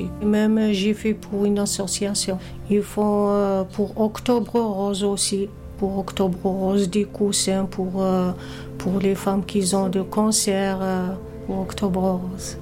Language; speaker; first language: French; non-native, fluent; Arabic